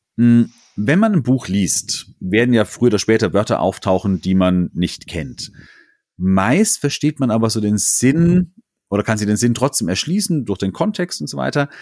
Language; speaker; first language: German; native; German